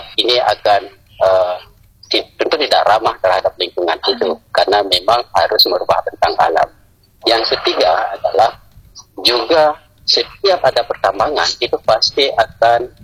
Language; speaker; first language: Indonesian; native; Indonesian